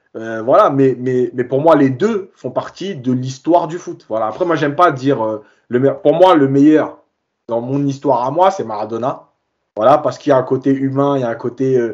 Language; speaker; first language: French; native; French